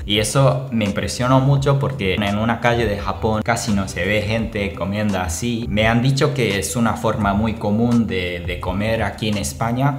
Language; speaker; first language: Spanish; non-native, fluent; Japanese